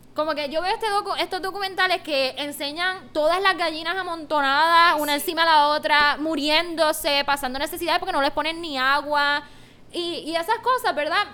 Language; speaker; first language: Spanish; native; Spanish